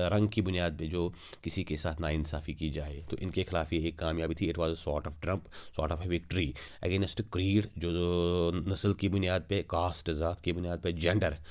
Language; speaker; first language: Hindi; non-native, local second language; Kashmiri